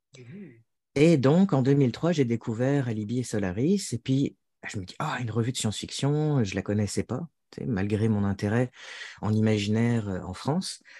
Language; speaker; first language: French; native; French